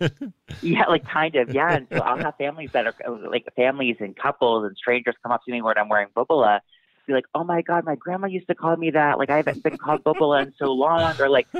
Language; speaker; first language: English; native; English